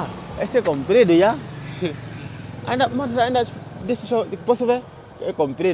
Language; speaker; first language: Portuguese; non-native, learner; Vietnamese